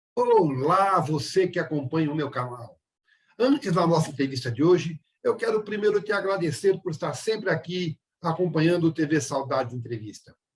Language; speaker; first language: Portuguese; native; Portuguese